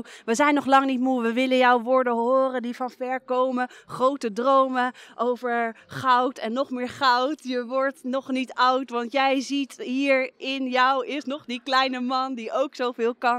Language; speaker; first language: Dutch; native; Dutch